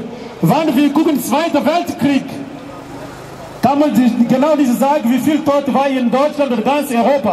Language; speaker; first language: German; non-native, learner; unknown